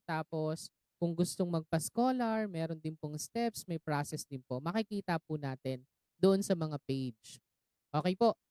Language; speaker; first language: Filipino; native; Filipino